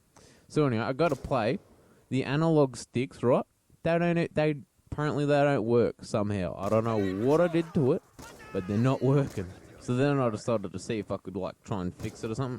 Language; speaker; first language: English; native; English